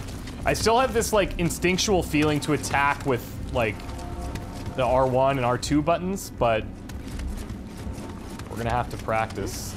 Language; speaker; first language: English; native; English